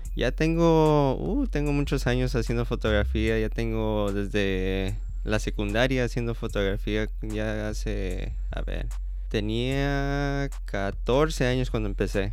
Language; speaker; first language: Spanish; early bilingual, heritage; Spanish